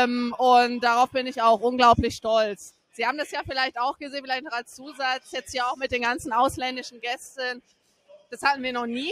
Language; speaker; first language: German; native; German